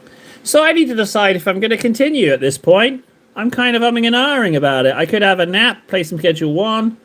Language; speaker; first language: English; native; English